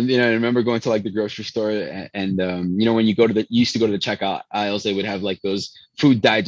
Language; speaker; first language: English; early bilingual, other home language; Spanish